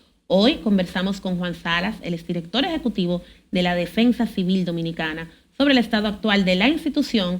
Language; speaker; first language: Spanish; native; Spanish